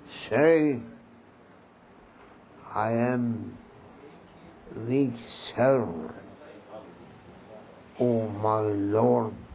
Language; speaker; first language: English; non-native, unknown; Turkish